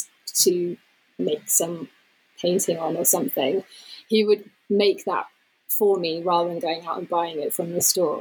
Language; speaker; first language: English; native; English